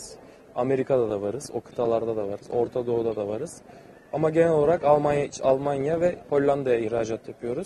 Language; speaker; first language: Turkish; native; Turkish